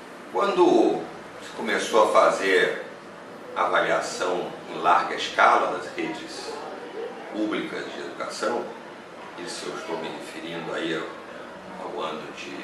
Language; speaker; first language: Portuguese; native; Portuguese